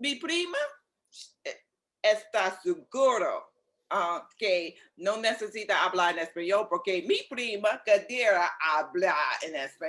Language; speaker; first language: Spanish; non-native, learner; English